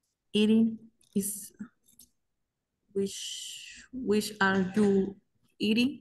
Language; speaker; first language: English; non-native, learner; Spanish